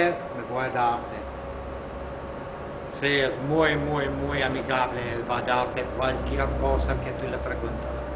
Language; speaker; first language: Spanish; non-native, fluent; English